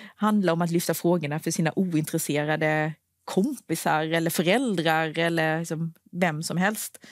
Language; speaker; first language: Swedish; native; Swedish